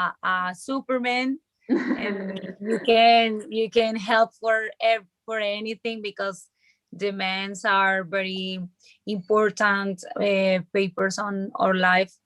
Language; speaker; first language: English; non-native, learner; Spanish